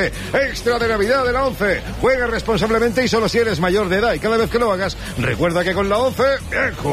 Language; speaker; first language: Spanish; native; Spanish